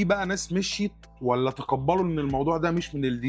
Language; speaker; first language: Arabic; native; Arabic